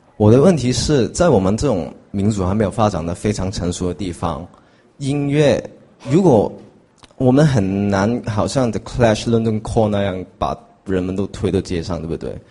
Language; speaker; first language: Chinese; non-native, local second language; Cantonese